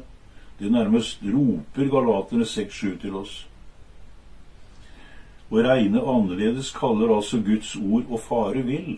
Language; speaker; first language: Norwegian; native; Norwegian